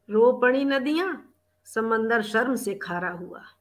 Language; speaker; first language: Hindi; native; Hindi